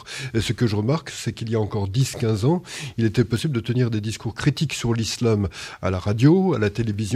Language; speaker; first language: French; native; French